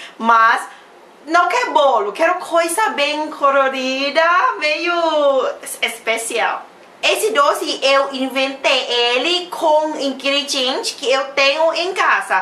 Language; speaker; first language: Portuguese; non-native, learner; Thai